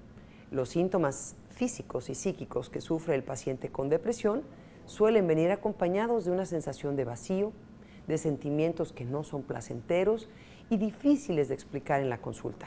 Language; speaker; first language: Spanish; native; Spanish